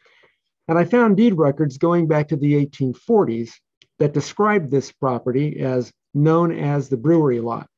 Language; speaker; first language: English; native; English